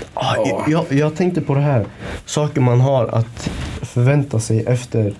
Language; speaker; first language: Swedish; early bilingual, other home language; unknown